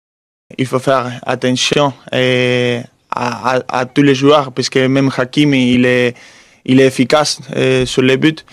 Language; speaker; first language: French; non-native, fluent; Spanish